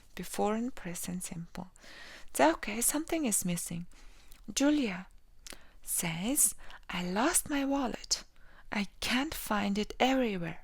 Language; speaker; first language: English; non-native, learner; Mongolian